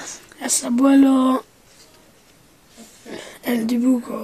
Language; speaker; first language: Spanish; non-native, learner; English